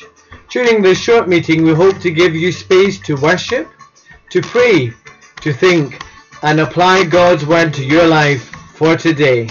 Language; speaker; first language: English; native; English